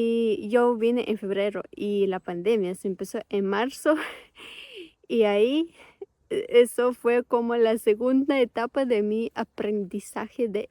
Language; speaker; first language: Spanish; non-native, fluent; Ukrainian